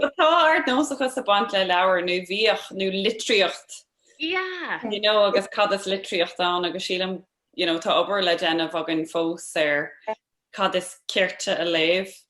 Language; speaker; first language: Irish; non-native, local second language; English